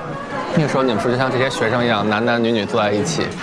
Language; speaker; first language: Chinese; native; Chinese